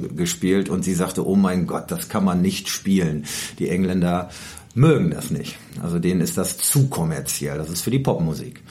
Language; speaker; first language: German; native; German